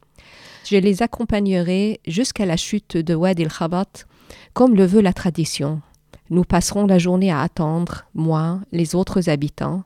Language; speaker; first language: French; non-native, fluent; Arabic